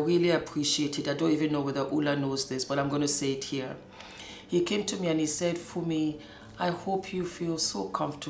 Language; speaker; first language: English; native; English